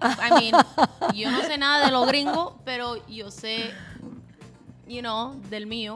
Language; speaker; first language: Spanish; non-native, fluent; English